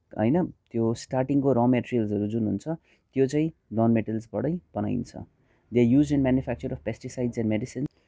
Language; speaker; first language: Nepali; non-native, local second language; Hindi